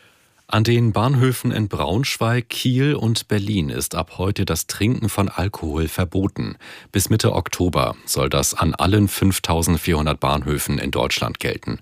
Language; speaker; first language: German; native; German